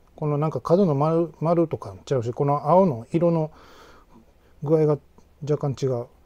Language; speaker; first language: Japanese; native; Japanese